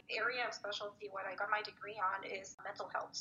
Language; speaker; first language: English; non-native, fluent; Spanish